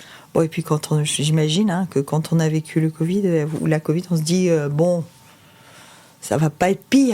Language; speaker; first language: French; native; French